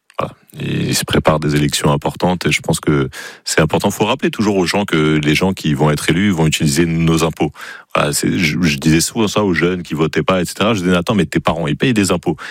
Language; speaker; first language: French; native; French